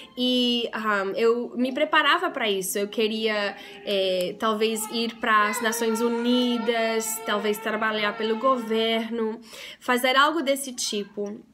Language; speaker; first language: Portuguese; non-native, fluent; English